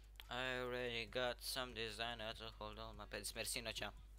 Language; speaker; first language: English; non-native, fluent; Romanian